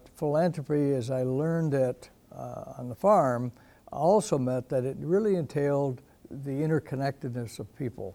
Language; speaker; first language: English; native; English